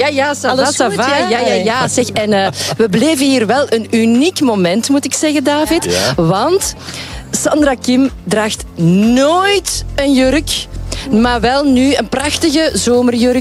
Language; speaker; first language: Dutch; native; Dutch